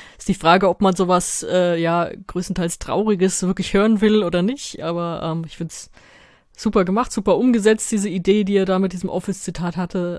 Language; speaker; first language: German; native; German